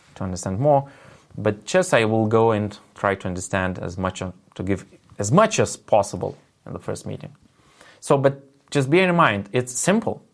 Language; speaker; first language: English; non-native, fluent; Lithuanian